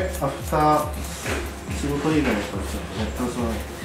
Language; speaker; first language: Japanese; native; Japanese